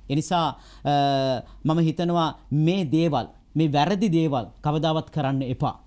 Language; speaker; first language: Sinhala; non-native, local second language; Tamil